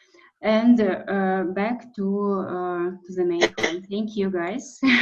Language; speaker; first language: English; non-native, fluent; Russian